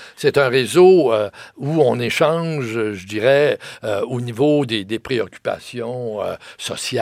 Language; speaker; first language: French; native; French